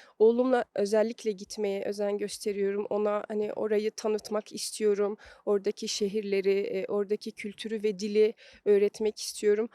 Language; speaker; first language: Turkish; early bilingual, heritage; Turkish